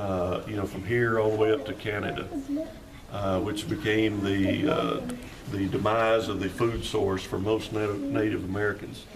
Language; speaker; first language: English; native; English